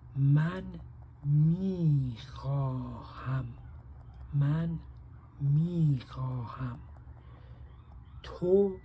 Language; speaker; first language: Persian; non-native, learner; Spanish